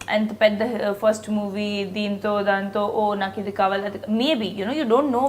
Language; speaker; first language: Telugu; non-native, local second language; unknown